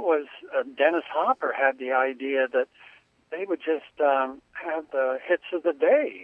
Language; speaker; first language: English; native; English